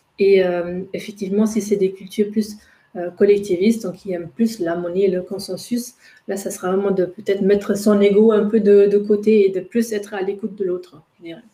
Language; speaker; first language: French; non-native, fluent; German